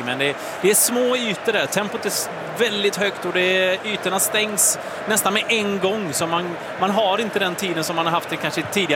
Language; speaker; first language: Swedish; native; Swedish